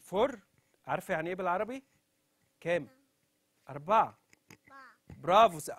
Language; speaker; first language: Arabic; native; Arabic